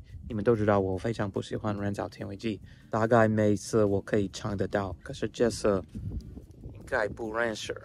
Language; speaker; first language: Chinese; non-native, fluent; English